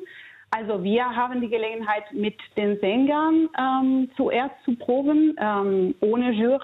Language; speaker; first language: German; non-native, fluent; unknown